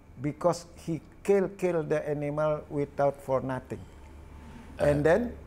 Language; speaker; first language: English; non-native, learner; Balinese